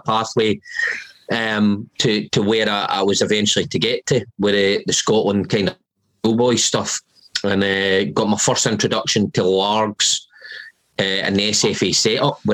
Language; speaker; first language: English; native; English